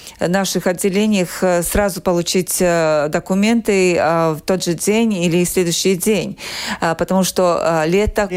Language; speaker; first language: Russian; non-native, local second language; Latvian